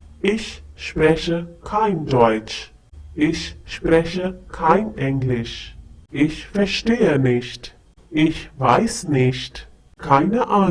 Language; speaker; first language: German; non-native, fluent; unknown